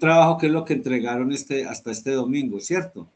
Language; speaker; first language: Spanish; native; Spanish